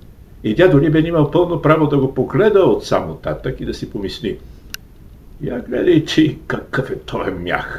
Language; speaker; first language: Bulgarian; native; Bulgarian